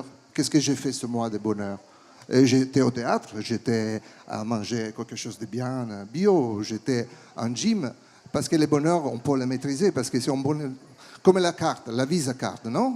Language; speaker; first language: French; non-native, fluent; Italian